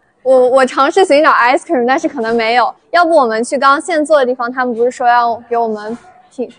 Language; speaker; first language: Chinese; native; Chinese